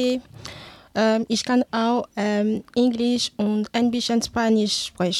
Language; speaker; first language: German; non-native, learner; Ewe